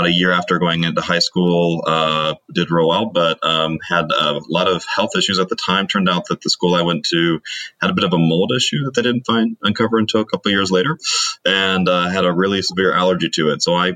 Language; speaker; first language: English; native; English